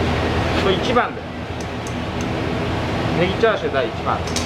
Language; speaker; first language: Japanese; native; Japanese